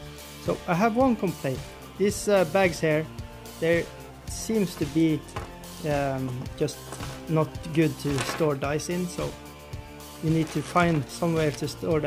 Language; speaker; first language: English; non-native, fluent; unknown